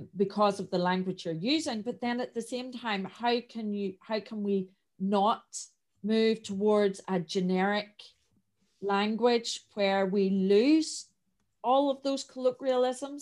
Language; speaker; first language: English; native; English